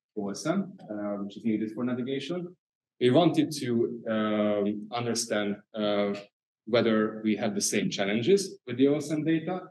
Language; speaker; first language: English; non-native, fluent; Hungarian